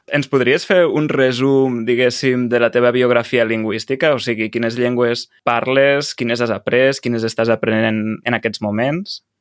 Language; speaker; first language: Catalan; native; Catalan